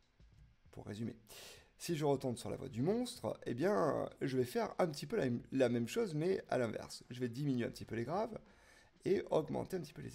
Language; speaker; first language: French; native; French